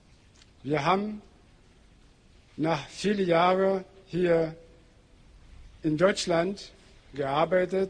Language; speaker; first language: German; non-native, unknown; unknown